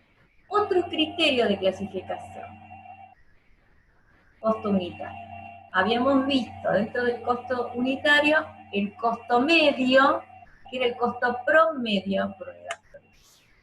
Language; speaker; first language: Spanish; native; Spanish